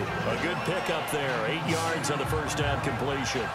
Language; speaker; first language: English; native; English